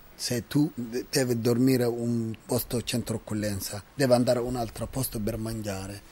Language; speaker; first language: Italian; non-native, learner; Arabic